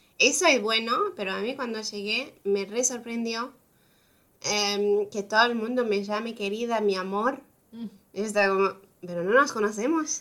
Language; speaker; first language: Spanish; non-native, fluent; French